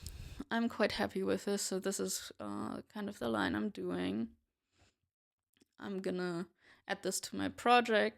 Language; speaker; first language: English; non-native, fluent; German